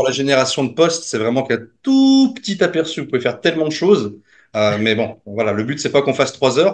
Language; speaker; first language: French; native; French